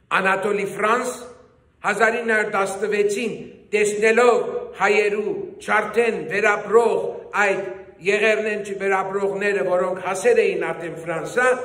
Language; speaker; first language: Armenian; early bilingual, heritage; Armenian